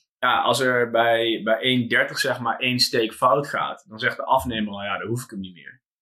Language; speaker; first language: Dutch; native; Dutch